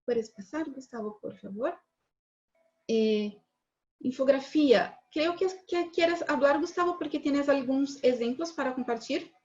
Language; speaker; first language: Spanish; non-native, learner; Portuguese